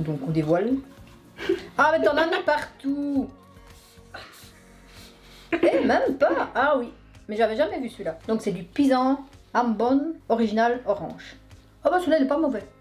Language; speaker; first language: French; native; French